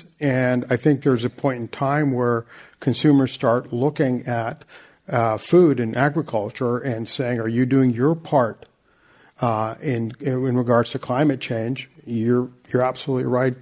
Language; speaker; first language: English; native; English